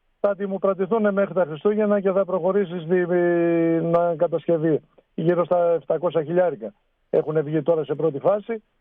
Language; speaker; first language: Greek; native; Greek